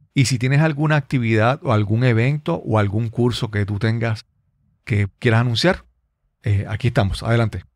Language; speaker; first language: Spanish; native; Spanish